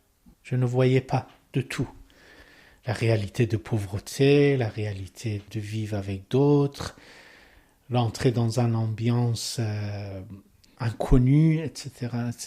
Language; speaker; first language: French; non-native, learner; Persian